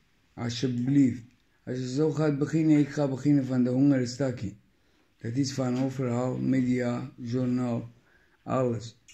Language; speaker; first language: Dutch; non-native, learner; Persian